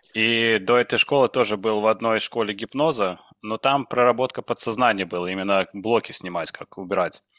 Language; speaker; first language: Russian; non-native, local second language; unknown